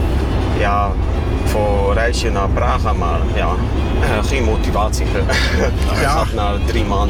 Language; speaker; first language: Dutch; non-native, fluent; Kashubian